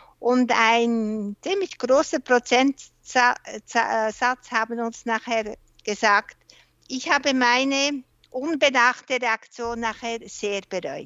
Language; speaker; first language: German; non-native, local second language; French